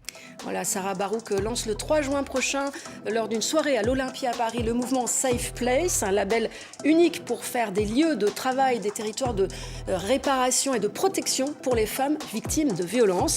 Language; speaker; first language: French; native; French